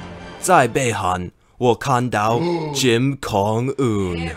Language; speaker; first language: Chinese; non-native, learner; English